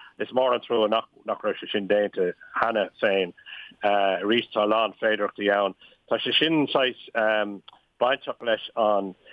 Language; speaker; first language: Irish; non-native, local second language; English